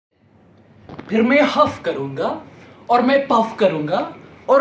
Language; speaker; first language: Hindi; non-native, learner; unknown